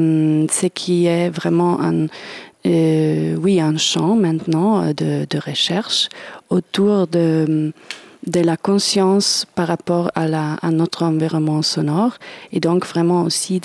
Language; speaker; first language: French; non-native, fluent; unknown